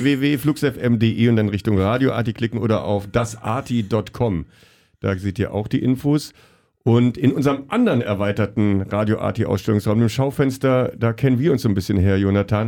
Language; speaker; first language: German; native; German